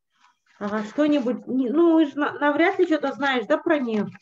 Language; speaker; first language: Russian; native; Russian